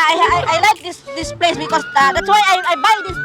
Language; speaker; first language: English; non-native, learner; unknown